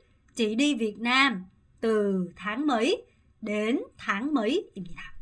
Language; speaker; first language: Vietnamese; non-native, fluent; Korean